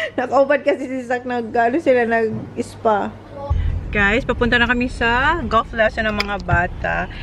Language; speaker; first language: Filipino; non-native, local second language; Bikol